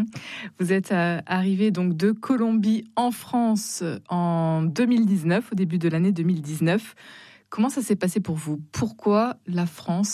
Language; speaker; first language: French; native; French